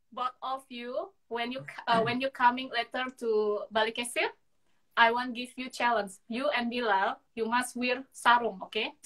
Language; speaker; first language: English; non-native, learner; Indonesian